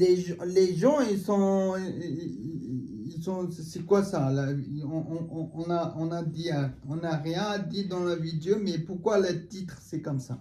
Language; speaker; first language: French; non-native, learner; Tibetan